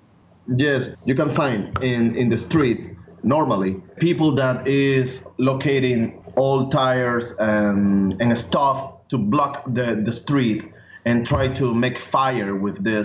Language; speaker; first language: English; non-native, learner; Spanish